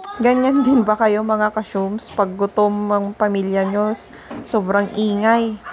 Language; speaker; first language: Filipino; non-native, local second language; Iloko